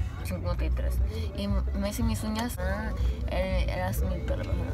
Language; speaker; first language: Spanish; early bilingual, heritage; Spanish